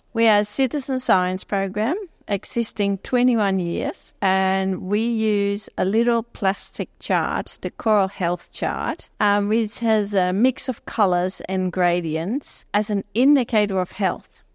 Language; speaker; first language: English; non-native, fluent; Dutch